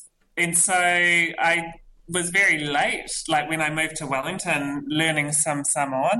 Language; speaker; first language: English; native; English